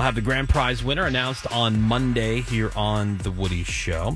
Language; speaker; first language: English; native; English